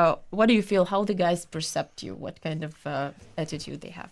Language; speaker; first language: English; non-native, fluent; Ukrainian